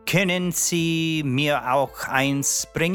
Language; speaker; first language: German; non-native, learner; English